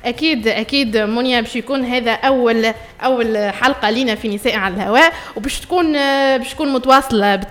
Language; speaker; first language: Arabic; native; Arabic